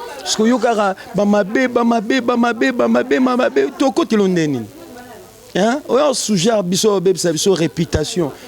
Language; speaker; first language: Lingala; native; Lingala